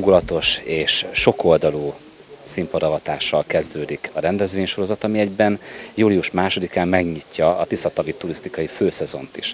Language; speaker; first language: Hungarian; native; Hungarian